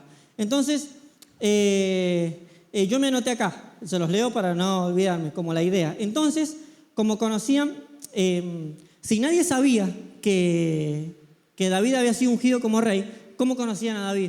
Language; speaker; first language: Spanish; native; Spanish